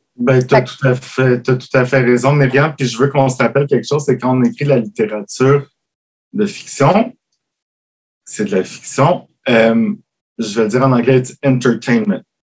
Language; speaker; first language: French; native; French